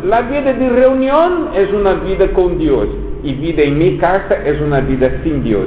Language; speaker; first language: Spanish; non-native, fluent; Portuguese